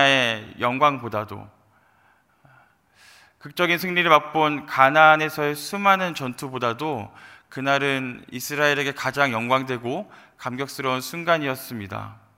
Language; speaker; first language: Korean; native; Korean